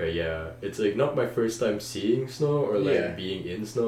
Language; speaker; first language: English; non-native, local second language; Malay